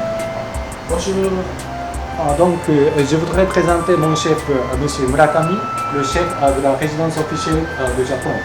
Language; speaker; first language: French; non-native, fluent; Japanese